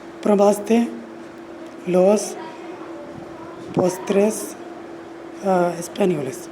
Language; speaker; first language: Spanish; non-native, learner; Hindi